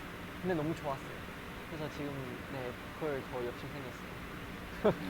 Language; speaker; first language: Korean; non-native, learner; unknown